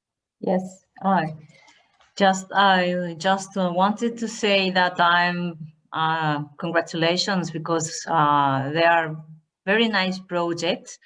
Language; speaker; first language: English; non-native, learner; Spanish